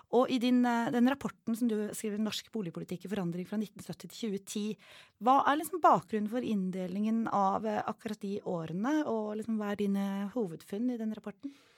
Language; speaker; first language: Norwegian; native; Norwegian